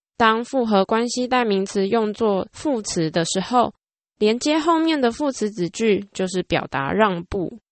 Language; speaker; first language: Chinese; native; Chinese